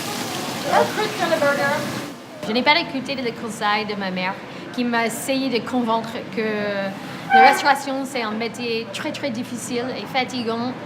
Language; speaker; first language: French; non-native, fluent; English